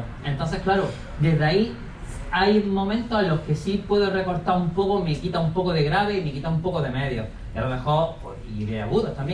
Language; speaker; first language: Spanish; native; Spanish